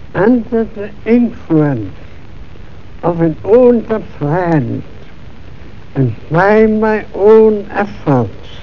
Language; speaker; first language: English; non-native, fluent; German